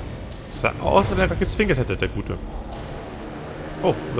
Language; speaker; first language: German; native; German